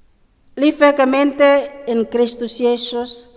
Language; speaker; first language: Dutch; non-native, learner; Indonesian